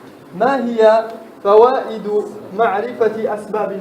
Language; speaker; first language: Arabic; non-native, fluent; French